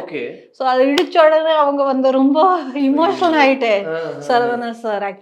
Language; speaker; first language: Tamil; non-native, learner; Malayalam